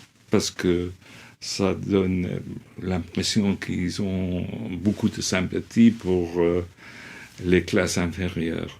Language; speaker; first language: French; non-native, fluent; English